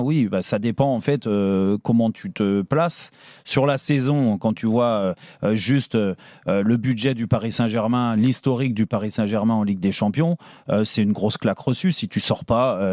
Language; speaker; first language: French; native; French